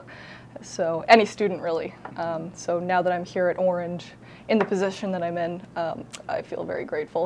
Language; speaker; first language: English; native; English